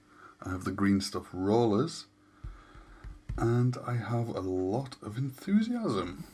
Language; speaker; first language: English; native; English